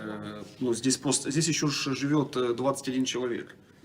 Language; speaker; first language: Russian; native; Russian